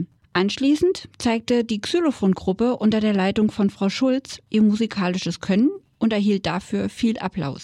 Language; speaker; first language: German; native; German